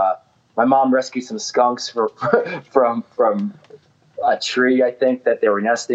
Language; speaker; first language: English; native; English